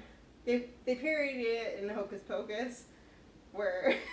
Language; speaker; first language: English; native; English